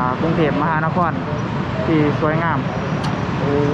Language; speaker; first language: Thai; non-native, local second language; Northeastern Thai